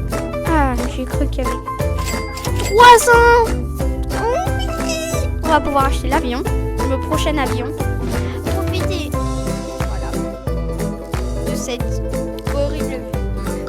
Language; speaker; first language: French; native; French